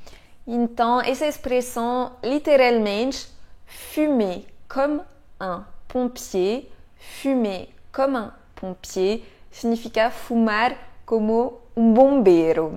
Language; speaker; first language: Portuguese; non-native, fluent; French